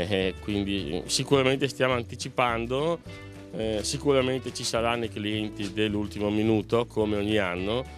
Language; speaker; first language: Italian; native; Italian